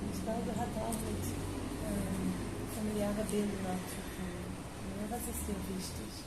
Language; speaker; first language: German; non-native, fluent; Portuguese